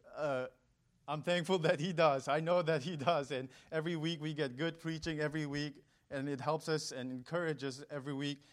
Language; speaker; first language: English; non-native, local second language; Manipuri